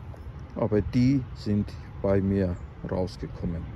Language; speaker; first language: German; non-native, fluent; Azerbaijani